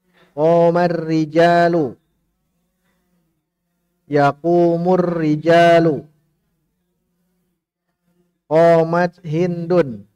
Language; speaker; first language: Arabic; non-native, learner; Indonesian